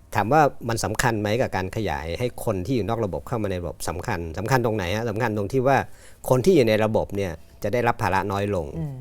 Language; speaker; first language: Thai; native; Thai